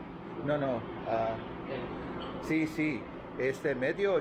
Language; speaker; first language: Spanish; non-native, learner; English